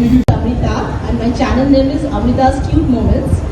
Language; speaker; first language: English; non-native, local second language; Bangla